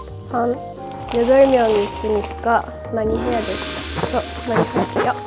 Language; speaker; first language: Korean; non-native, fluent; Japanese